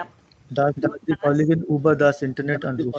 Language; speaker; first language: German; non-native, learner; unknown